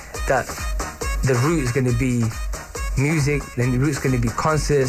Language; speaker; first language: English; native; English